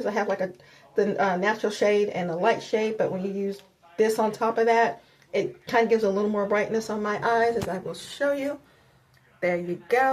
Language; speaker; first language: English; native; English